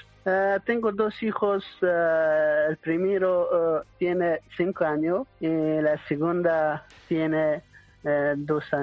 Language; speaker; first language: Spanish; non-native, learner; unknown